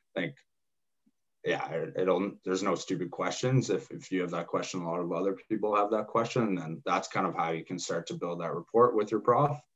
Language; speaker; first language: English; native; English